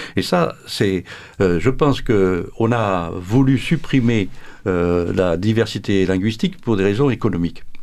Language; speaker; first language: French; native; French